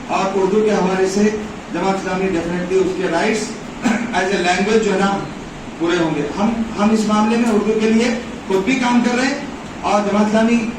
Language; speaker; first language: Hindi; non-native, local second language; Urdu